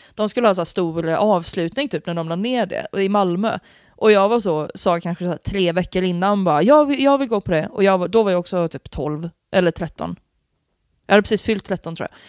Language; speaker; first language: Swedish; native; Swedish